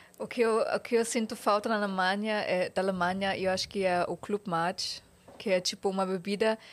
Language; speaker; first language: Portuguese; non-native, fluent; German